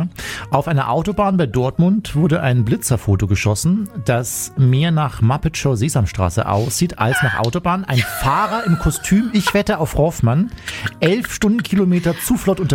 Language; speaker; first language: German; native; German